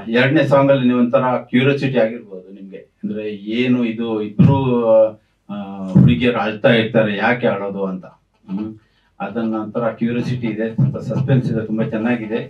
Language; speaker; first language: Kannada; native; Kannada